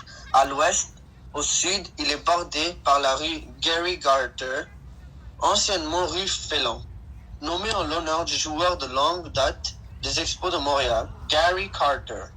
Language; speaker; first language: French; non-native, learner; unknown